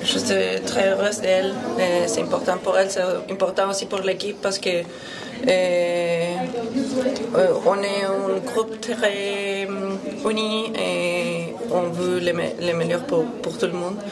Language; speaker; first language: French; non-native, fluent; Spanish